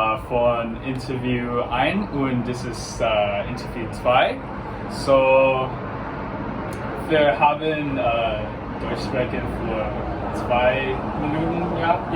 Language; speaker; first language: German; non-native, learner; English